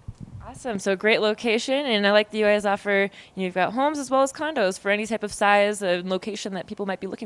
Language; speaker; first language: English; native; English